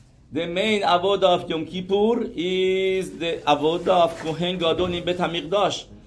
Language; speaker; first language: English; non-native, fluent; Persian